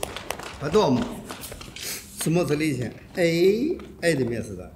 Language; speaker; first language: Russian; non-native, learner; Chinese